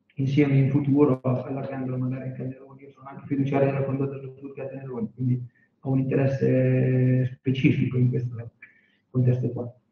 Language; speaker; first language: Italian; native; Italian